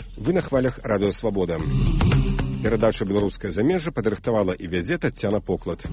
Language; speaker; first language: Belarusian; native; Belarusian